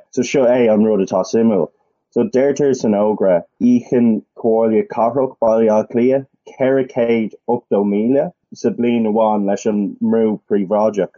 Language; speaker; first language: Irish; non-native, local second language; English